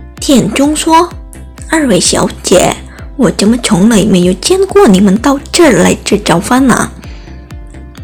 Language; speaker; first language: Chinese; non-native, learner; Indonesian